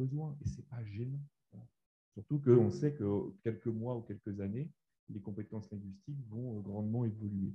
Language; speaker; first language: French; native; French